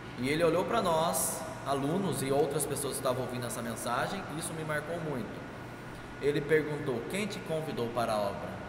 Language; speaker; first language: Portuguese; native; Portuguese